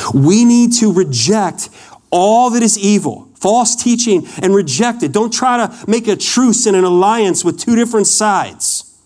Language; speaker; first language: English; native; English